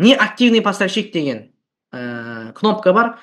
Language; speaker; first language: Russian; non-native, local second language; Kazakh